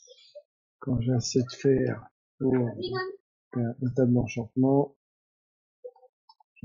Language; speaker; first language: French; native; French